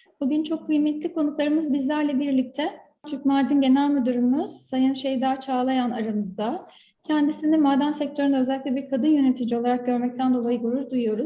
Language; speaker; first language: Turkish; native; Turkish